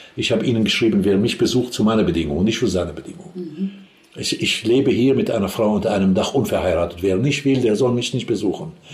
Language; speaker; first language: German; non-native, fluent; Arabic